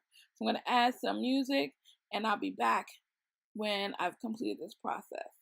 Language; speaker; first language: English; native; English